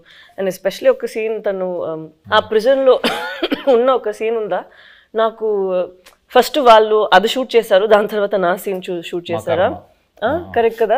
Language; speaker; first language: Telugu; non-native, fluent; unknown